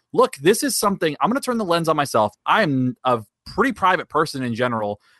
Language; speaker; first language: English; native; English